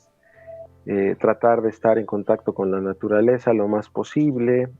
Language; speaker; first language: Spanish; native; Spanish